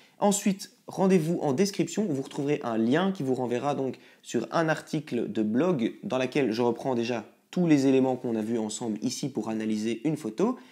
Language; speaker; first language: French; native; French